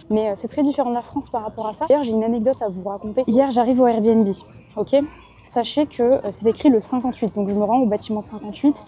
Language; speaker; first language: French; native; French